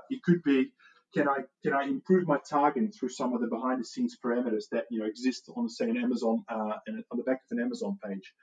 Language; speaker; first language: English; non-native, fluent; Dutch